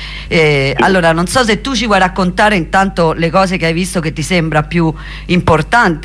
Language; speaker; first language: Italian; native; Italian